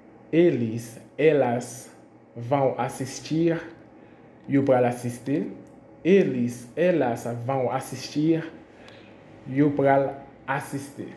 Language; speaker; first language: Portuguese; non-native, fluent; Haitian Creole